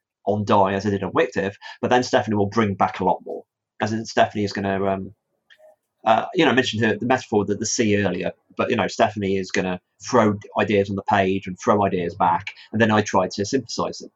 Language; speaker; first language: English; native; English